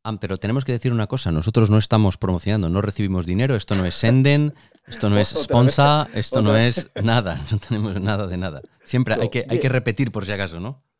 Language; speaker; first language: Spanish; non-native, fluent; Japanese